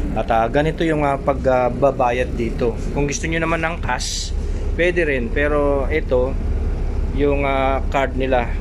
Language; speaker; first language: Filipino; non-native, local second language; Pampanga